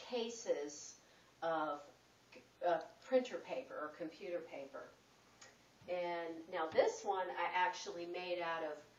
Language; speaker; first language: English; native; English